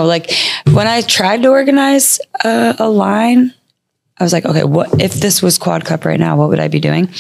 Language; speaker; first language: English; native; English